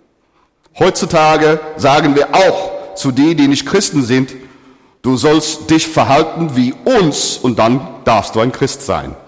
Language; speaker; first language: German; non-native, fluent; English